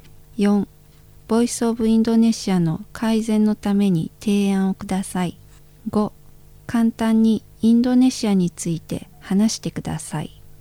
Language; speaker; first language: Japanese; non-native, fluent; Indonesian